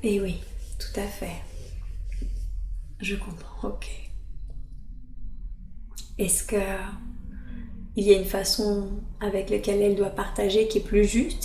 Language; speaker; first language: French; native; French